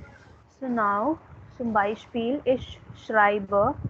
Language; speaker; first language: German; non-native, fluent; Hindi